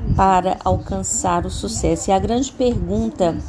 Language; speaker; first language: Portuguese; native; Portuguese